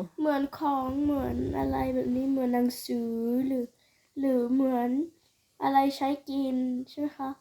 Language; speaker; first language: Thai; early bilingual, heritage; Thai